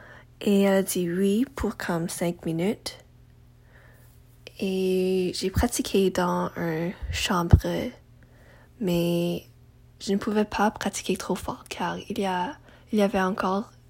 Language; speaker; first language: French; non-native, learner; English